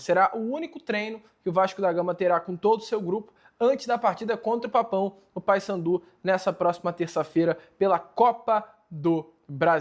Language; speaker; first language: Portuguese; native; Portuguese